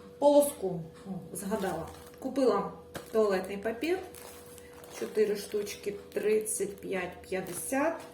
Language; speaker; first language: Ukrainian; non-native, local second language; Russian